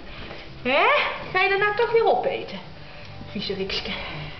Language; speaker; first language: Dutch; native; Dutch